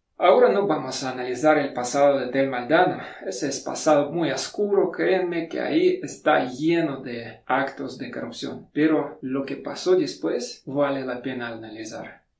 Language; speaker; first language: Spanish; non-native, fluent; Russian